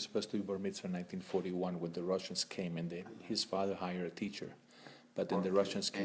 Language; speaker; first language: English; non-native, fluent; Spanish